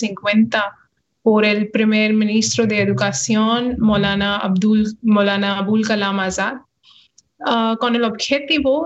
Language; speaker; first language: Spanish; non-native, fluent; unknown